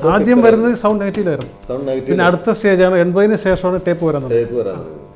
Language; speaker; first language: Malayalam; native; Malayalam